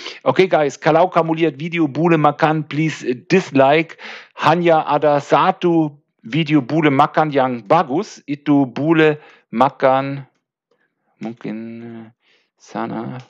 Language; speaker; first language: Indonesian; non-native, learner; German